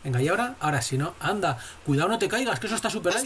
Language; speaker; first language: Spanish; native; Spanish